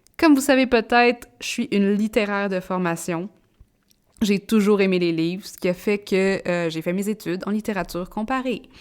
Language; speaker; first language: French; native; French